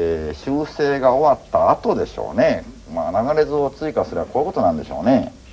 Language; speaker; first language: Japanese; native; Japanese